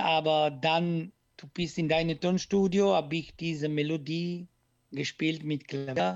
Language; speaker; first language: German; non-native, learner; Italian